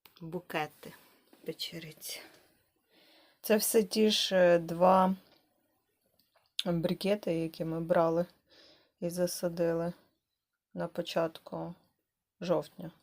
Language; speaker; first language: Ukrainian; native; Ukrainian